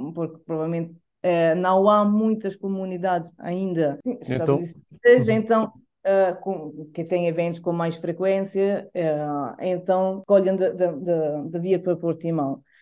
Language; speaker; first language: Portuguese; non-native, fluent; Italian